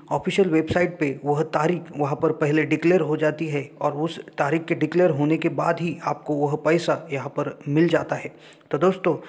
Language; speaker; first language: Hindi; non-native, local second language; Marathi